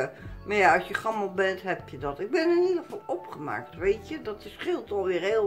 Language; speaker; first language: Dutch; native; Dutch